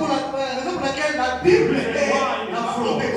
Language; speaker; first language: French; non-native, local second language; Lingala